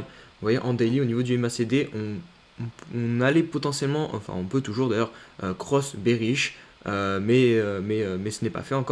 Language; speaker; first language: French; native; French